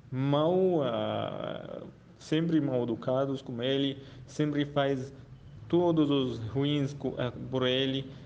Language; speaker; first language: Portuguese; non-native, fluent; Arabic